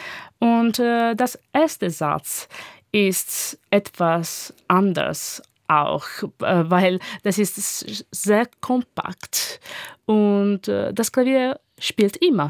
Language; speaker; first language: German; non-native, learner; Italian